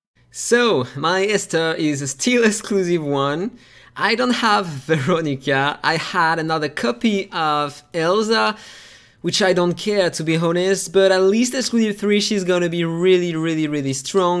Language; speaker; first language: English; non-native, fluent; French